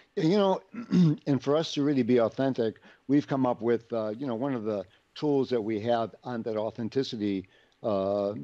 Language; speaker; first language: English; native; English